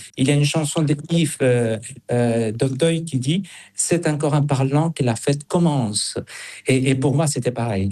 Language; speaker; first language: French; non-native, fluent; Spanish